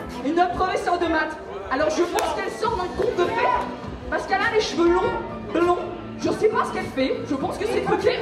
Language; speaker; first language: French; native; French